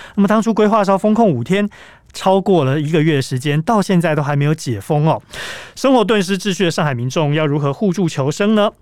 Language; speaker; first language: Chinese; native; Chinese